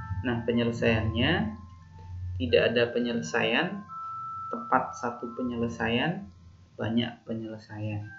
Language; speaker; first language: Indonesian; native; Indonesian